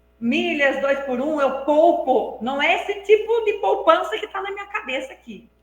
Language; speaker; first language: Portuguese; native; Portuguese